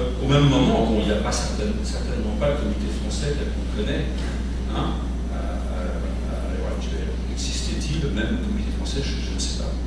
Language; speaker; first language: French; native; French